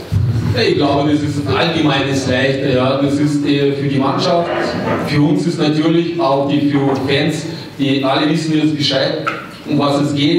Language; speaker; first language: German; non-native, fluent; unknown